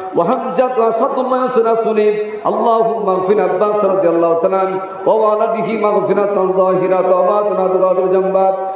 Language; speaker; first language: Arabic; non-native, fluent; Bangla